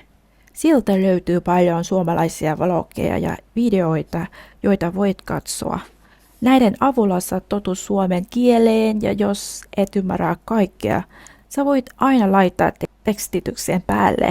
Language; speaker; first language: Finnish; non-native, fluent; Vietnamese